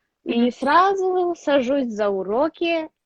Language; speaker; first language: Russian; non-native, local second language; Yakut